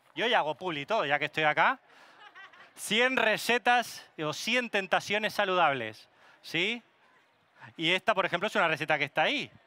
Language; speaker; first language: Spanish; non-native, local second language; Catalan